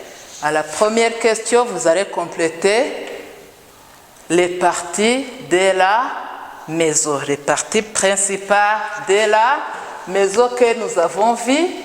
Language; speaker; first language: French; non-native, local second language; Kinyarwanda